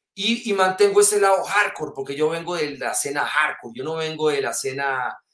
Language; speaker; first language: Spanish; early bilingual, heritage; French